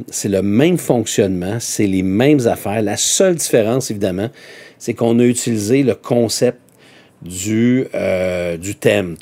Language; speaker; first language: French; native; French